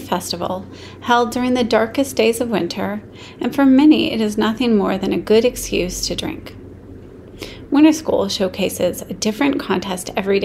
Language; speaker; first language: English; native; English